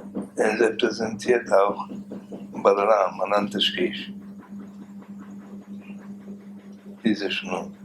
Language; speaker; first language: German; non-native, learner; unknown